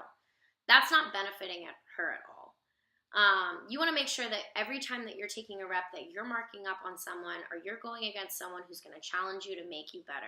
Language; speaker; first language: English; native; English